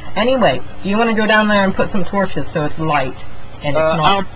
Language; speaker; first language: English; native; English